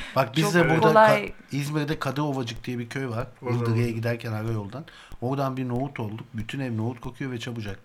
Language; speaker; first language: Turkish; native; Turkish